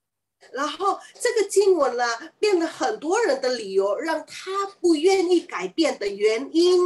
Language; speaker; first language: Chinese; early bilingual, heritage; Chinese